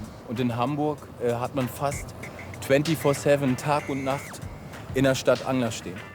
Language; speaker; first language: German; native; German